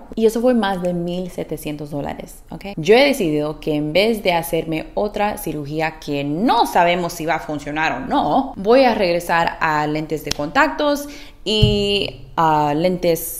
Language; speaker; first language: Spanish; early bilingual, heritage; Spanish